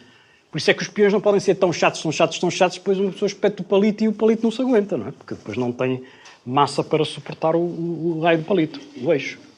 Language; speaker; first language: Portuguese; native; Portuguese